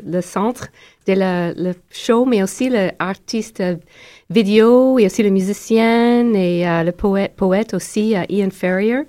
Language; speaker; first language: French; non-native, learner; English